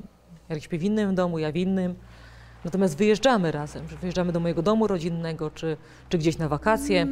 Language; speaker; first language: Polish; native; Polish